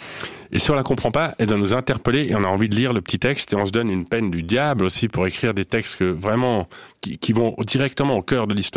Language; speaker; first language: French; non-native, local second language; Swiss German